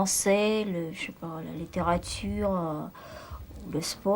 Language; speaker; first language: French; non-native, fluent; Russian